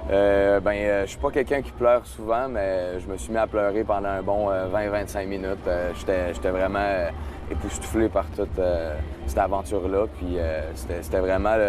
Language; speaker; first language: French; native; French